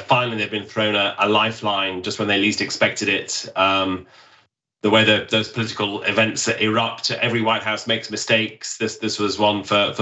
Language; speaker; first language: English; native; English